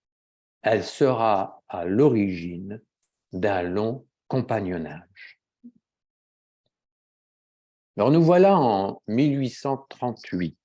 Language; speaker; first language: French; native; French